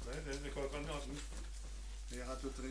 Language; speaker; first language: Norwegian; non-native, learner; German